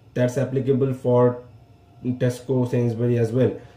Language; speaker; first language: Hindi; native; Hindi